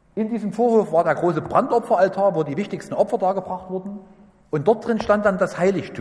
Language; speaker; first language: German; native; German